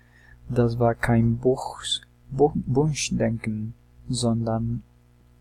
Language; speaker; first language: German; non-native, learner; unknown